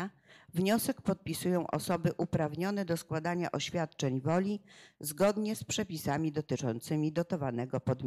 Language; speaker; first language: Polish; native; Polish